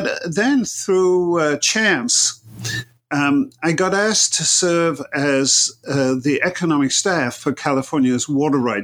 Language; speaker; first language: English; native; English